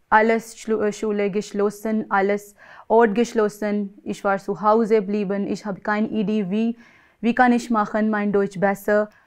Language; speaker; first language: German; non-native, learner; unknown